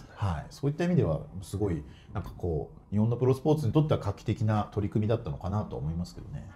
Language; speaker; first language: Japanese; native; Japanese